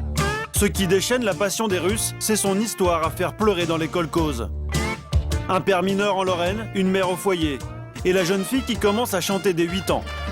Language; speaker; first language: French; native; French